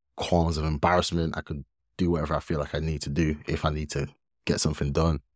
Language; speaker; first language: English; early bilingual, other home language; Yoruba